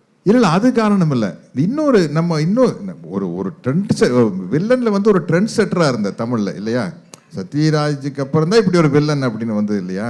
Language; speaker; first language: Tamil; native; Tamil